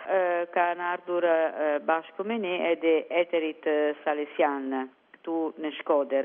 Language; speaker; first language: Albanian; non-native, learner; Italian